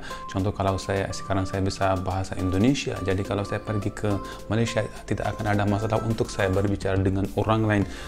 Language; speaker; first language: Indonesian; non-native, fluent; Urdu